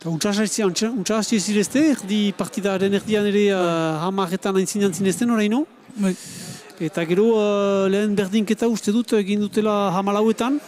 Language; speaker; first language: Basque; native; Basque